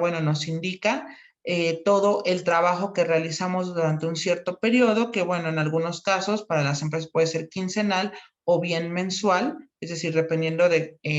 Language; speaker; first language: Spanish; native; Spanish